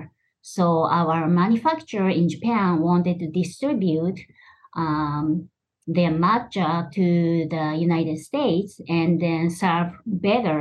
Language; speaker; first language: English; non-native, fluent; Japanese